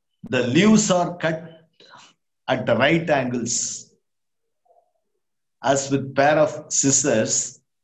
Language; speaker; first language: English; non-native, local second language; Tamil